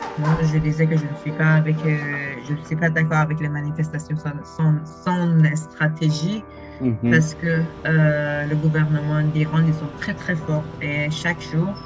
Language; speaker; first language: French; non-native, learner; Persian